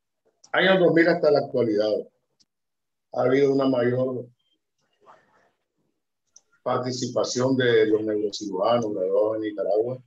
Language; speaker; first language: Spanish; native; Spanish